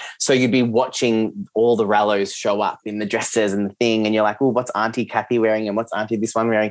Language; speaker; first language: English; early bilingual, other home language; Serbian